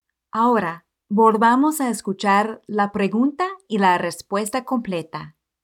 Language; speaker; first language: Spanish; non-native, fluent; English